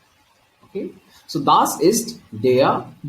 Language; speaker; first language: German; non-native, fluent; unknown